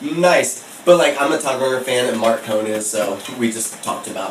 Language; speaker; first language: English; native; English